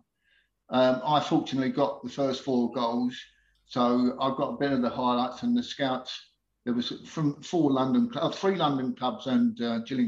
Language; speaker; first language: English; native; English